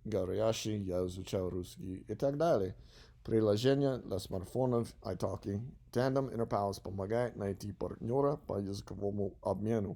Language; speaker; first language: Russian; non-native, learner; English